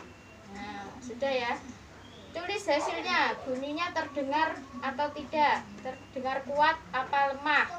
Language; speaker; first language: Indonesian; native; Indonesian